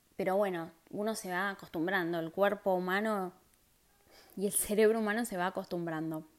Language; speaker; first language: Spanish; native; Spanish